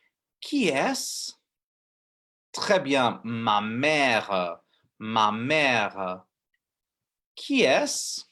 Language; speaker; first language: French; non-native, fluent; English